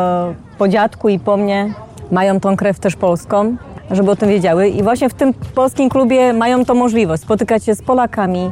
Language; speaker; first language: Polish; early bilingual, heritage; Polish